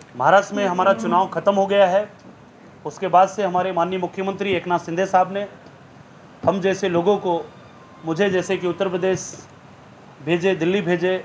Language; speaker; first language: Hindi; native; Hindi